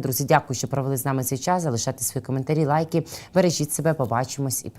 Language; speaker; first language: Ukrainian; native; Ukrainian